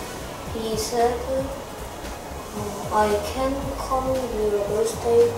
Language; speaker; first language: English; non-native, learner; Korean